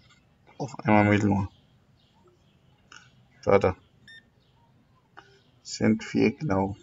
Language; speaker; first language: German; native; German